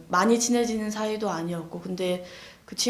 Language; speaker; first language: Korean; native; Korean